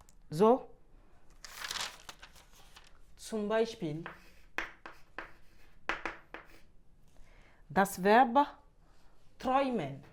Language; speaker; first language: German; non-native, fluent; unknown